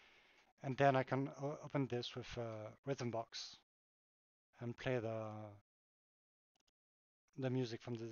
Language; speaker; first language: English; non-native, fluent; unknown